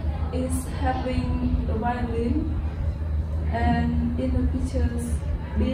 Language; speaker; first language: English; non-native, learner; Khmer